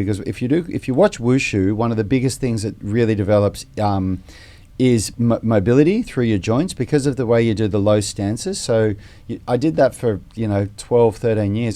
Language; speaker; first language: English; native; English